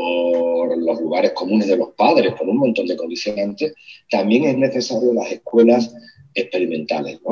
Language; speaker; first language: Spanish; native; Spanish